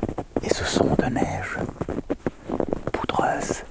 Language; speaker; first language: French; native; French